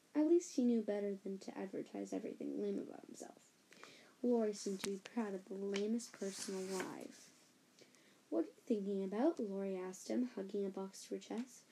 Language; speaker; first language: English; native; English